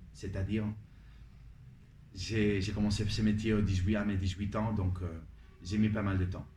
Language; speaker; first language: French; non-native, fluent; Spanish